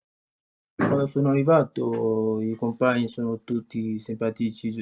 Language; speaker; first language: Italian; non-native, learner; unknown